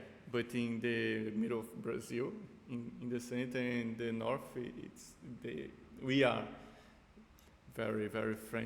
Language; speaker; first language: English; non-native, fluent; Portuguese